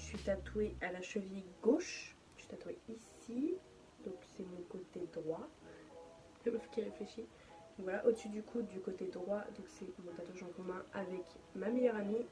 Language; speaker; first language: French; native; French